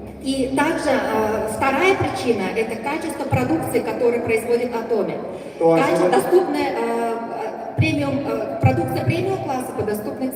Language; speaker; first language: Russian; native; Russian